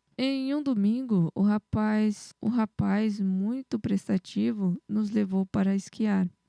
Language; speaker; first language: Portuguese; native; Portuguese